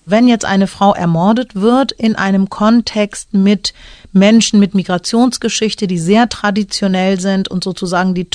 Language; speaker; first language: German; early bilingual, other home language; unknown